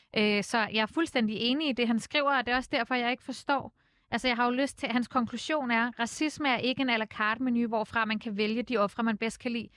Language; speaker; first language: Danish; native; Danish